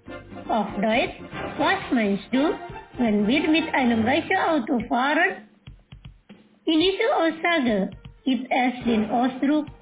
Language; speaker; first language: German; non-native, fluent; Indonesian